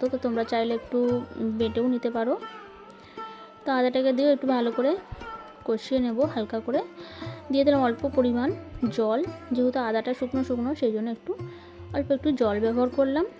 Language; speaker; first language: Bangla; native; Bangla